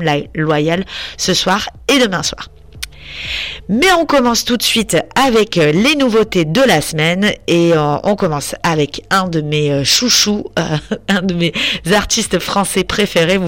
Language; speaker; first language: French; native; French